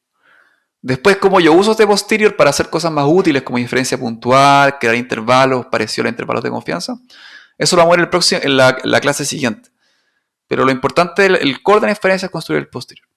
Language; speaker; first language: Spanish; native; Spanish